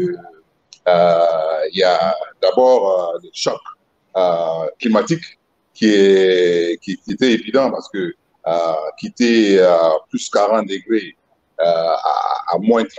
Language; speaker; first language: French; non-native, local second language; Mossi